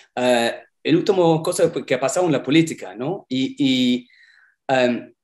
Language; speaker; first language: Spanish; non-native, fluent; English